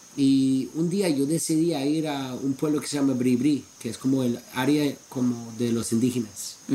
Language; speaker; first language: Spanish; non-native, fluent; English